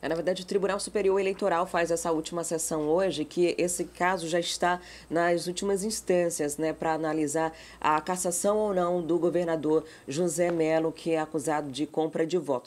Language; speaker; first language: Portuguese; native; Portuguese